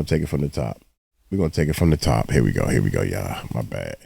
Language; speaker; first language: English; native; English